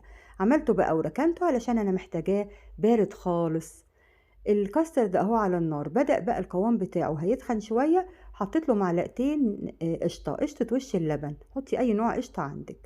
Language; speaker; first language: Arabic; native; Arabic